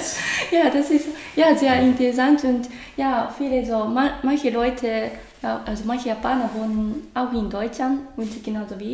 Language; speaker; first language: German; non-native, learner; Japanese